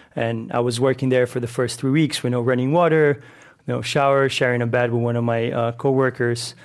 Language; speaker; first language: English; non-native, fluent; Portuguese